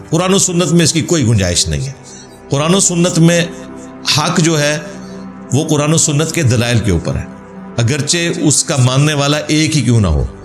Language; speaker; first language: Urdu; non-native, local second language; Punjabi